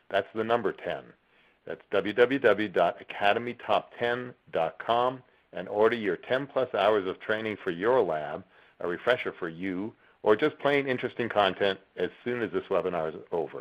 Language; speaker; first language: English; native; English